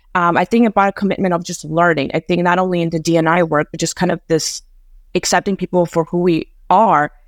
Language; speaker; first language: English; early bilingual, other home language; Persian